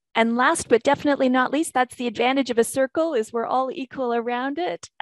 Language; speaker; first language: English; native; English